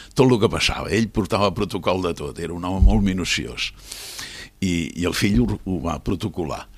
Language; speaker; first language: Catalan; native; Catalan